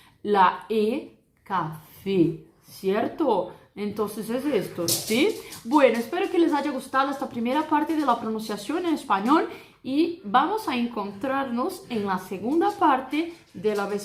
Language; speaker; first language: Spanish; non-native, fluent; Portuguese